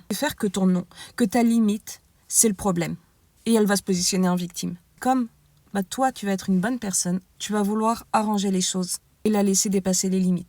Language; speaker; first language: French; native; French